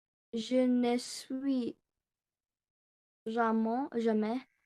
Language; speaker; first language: French; non-native, learner; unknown